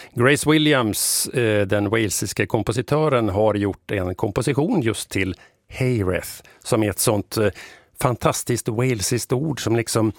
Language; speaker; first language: Swedish; native; Swedish